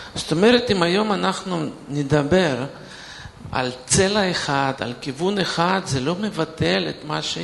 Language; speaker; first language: Hebrew; non-native, fluent; Russian